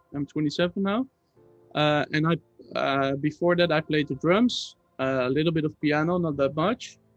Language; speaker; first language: English; non-native, fluent; Dutch